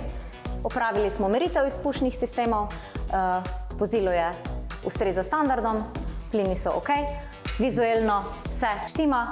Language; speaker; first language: Slovenian; native; Slovenian